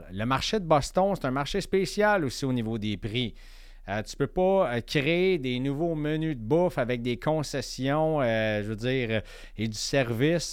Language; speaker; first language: French; native; French